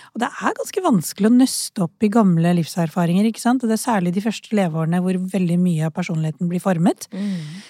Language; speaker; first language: Norwegian; early bilingual, other home language; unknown